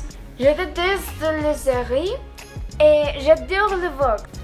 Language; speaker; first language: French; non-native, learner; Spanish